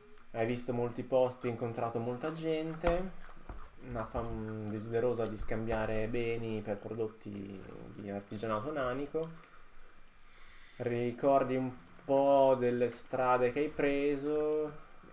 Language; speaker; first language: Italian; native; Italian